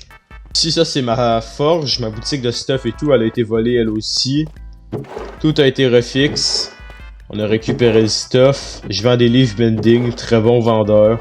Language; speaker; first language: French; native; French